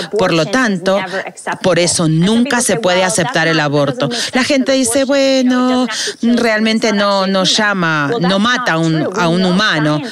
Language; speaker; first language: Spanish; non-native, fluent; English